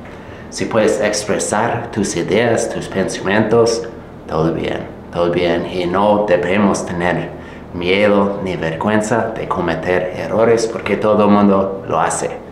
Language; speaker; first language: Spanish; non-native, fluent; English